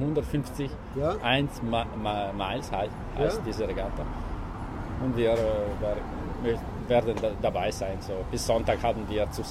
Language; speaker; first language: German; non-native, local second language; Italian